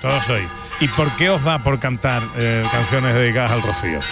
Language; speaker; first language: Spanish; native; Spanish